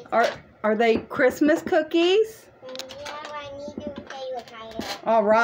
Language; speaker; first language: English; native; English